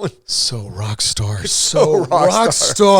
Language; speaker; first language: English; native; English